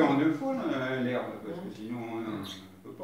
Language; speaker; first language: French; native; French